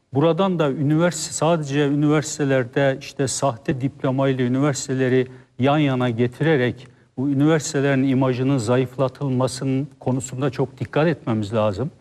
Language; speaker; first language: Turkish; native; Turkish